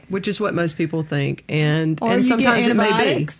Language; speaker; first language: English; native; English